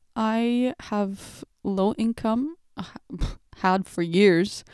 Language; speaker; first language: English; early bilingual, other home language; Portuguese